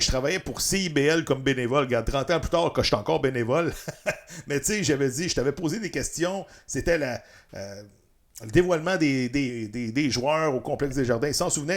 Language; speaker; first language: French; native; French